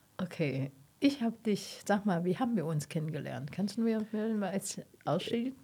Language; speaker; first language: German; non-native, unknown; Chinese